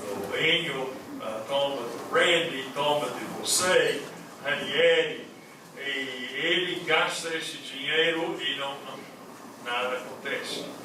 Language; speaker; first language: Portuguese; non-native, fluent; English